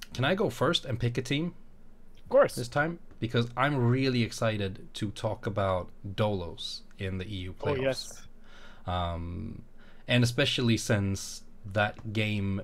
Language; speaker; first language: English; non-native, fluent; Swedish